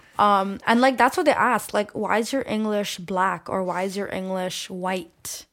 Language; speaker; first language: English; early bilingual, other home language; Bangla